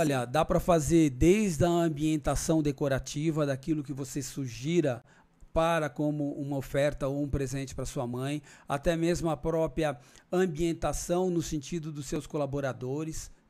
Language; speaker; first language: Portuguese; native; Portuguese